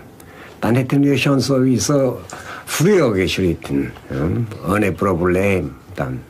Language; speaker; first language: German; non-native, fluent; Korean